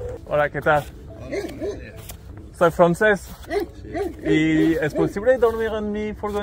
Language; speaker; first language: Spanish; non-native, learner; French